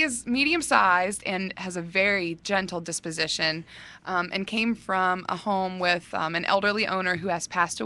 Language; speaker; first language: English; native; English